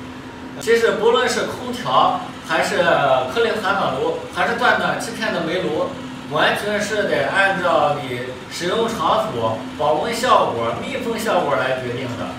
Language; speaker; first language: Chinese; native; Chinese